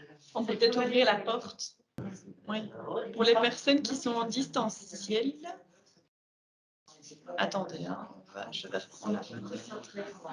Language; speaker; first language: French; native; French